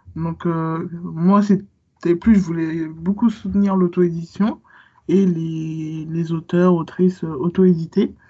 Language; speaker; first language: French; native; French